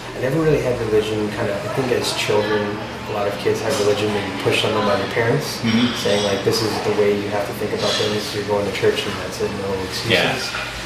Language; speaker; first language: English; native; English